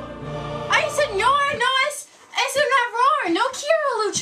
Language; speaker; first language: Spanish; non-native, learner; English